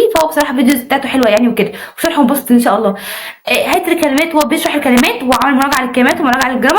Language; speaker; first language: Arabic; native; Arabic